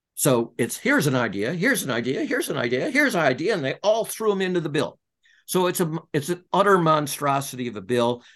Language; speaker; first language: English; native; English